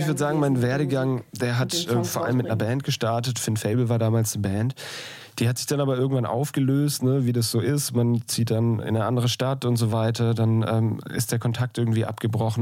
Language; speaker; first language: German; native; German